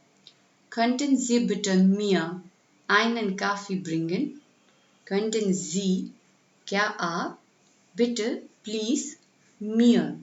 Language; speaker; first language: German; non-native, fluent; Hindi